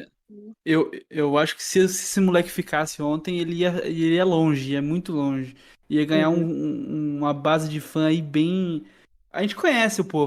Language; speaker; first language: Portuguese; native; Portuguese